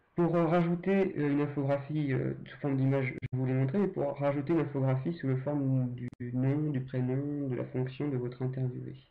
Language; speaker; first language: French; native; French